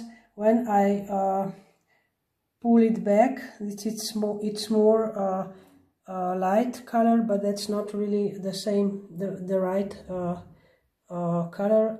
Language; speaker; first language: English; non-native, learner; Slovenian